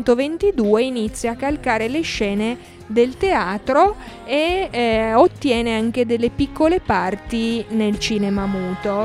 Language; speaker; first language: Italian; native; Italian